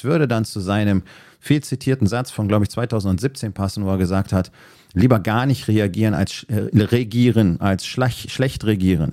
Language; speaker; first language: German; native; German